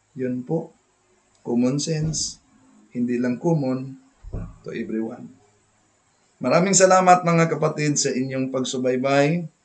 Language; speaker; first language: Filipino; non-native, local second language; Cebuano